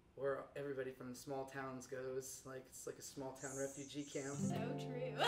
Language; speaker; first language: English; native; English